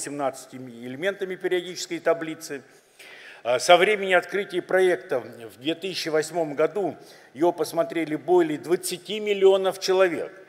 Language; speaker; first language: Russian; native; Russian